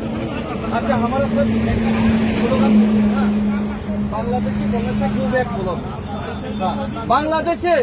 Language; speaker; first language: Hindi; non-native, local second language; Kok Borok